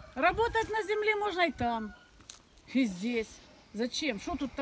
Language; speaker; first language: Russian; native; Russian